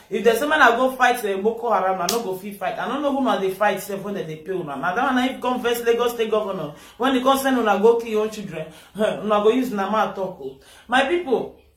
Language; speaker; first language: Nigerian Pidgin; native; Nigerian Pidgin